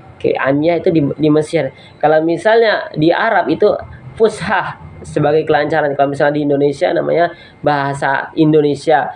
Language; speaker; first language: Indonesian; native; Indonesian